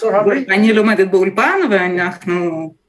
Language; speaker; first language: Hebrew; non-native, learner; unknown